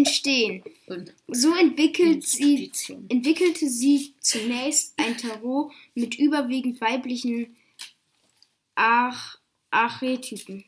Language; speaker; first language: German; native; German